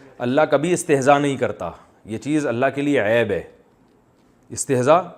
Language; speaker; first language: Urdu; native; Urdu